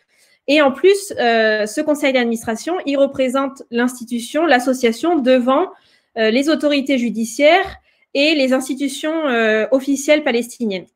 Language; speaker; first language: French; native; French